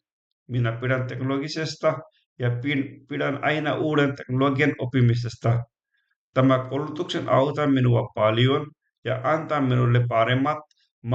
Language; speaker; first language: Finnish; non-native, learner; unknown